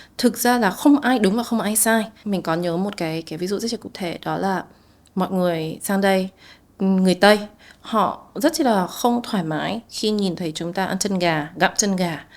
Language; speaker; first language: Vietnamese; native; Vietnamese